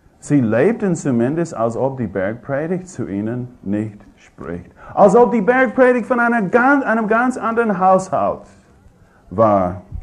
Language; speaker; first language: German; non-native, fluent; English